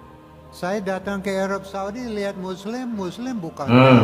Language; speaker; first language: Indonesian; non-native, learner; English